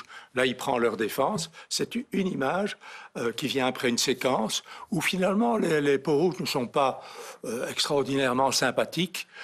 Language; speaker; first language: French; native; French